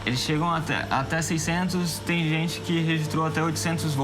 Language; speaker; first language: Portuguese; native; Portuguese